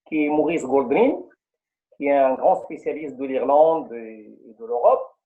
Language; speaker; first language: French; non-native, local second language; Arabic